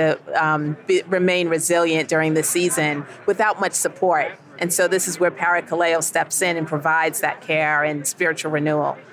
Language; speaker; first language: English; native; English